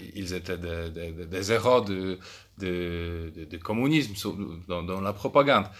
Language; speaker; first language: French; non-native, fluent; Polish